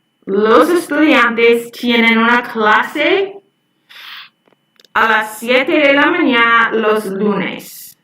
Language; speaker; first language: Spanish; non-native, fluent; English